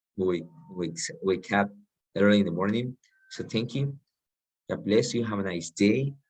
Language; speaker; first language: English; non-native, fluent; Spanish